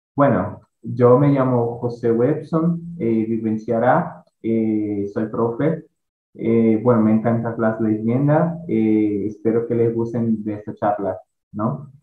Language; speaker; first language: Spanish; non-native, fluent; Portuguese